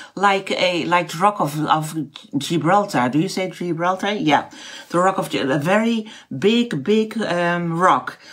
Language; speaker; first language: English; non-native, fluent; Dutch